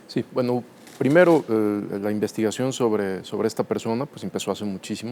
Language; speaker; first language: Spanish; native; Spanish